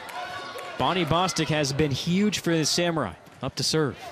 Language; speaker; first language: English; native; English